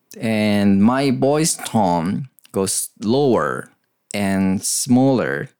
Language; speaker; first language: English; non-native, learner; Japanese